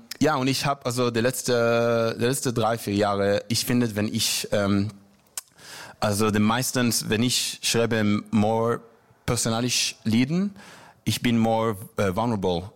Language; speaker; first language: German; non-native, learner; Hebrew